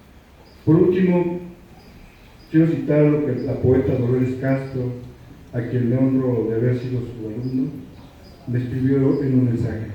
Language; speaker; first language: Spanish; native; Spanish